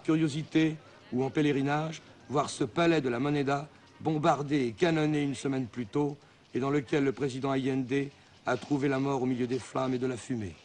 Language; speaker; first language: French; native; French